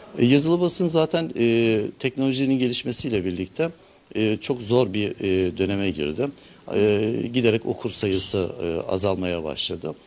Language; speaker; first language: Turkish; native; Turkish